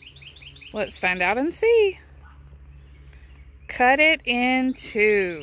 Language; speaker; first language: English; native; English